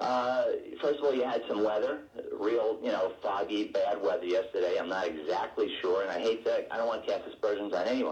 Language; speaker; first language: English; native; English